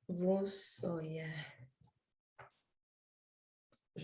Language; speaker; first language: French; non-native, learner; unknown